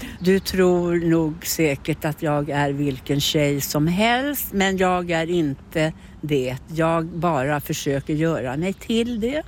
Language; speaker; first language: Swedish; native; Swedish